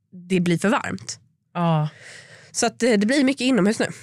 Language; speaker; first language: Swedish; native; Swedish